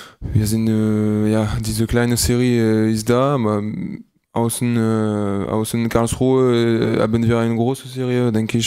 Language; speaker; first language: German; non-native, learner; French